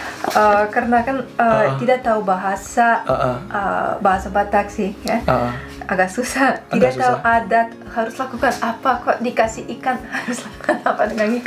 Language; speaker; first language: Indonesian; non-native, fluent; Russian